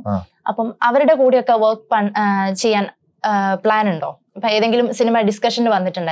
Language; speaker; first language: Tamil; non-native, learner; Malayalam